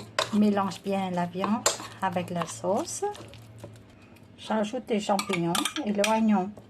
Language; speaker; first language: French; non-native, fluent; Vietnamese